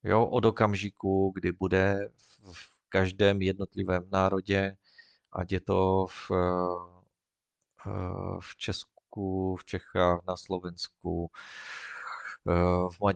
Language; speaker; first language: Czech; native; Czech